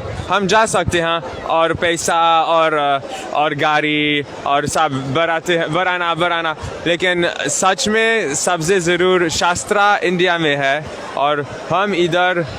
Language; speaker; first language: Hindi; non-native, learner; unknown